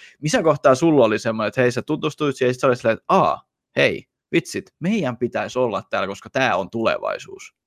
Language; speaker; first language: Finnish; native; Finnish